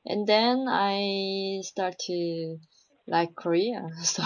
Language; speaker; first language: English; non-native, learner; Chinese